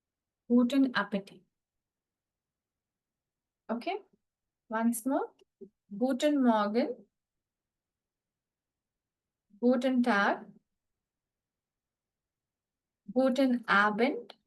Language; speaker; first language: German; non-native, fluent; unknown